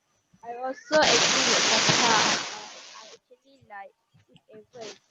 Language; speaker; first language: English; non-native, learner; Malay